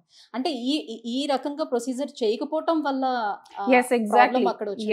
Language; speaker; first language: Telugu; native; Telugu